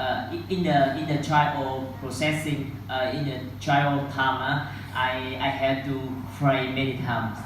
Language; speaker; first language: English; non-native, learner; Vietnamese